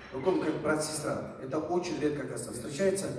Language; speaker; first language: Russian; non-native, local second language; Kyrgyz